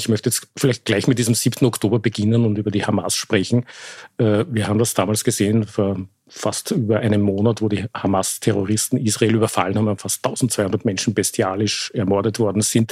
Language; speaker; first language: German; native; German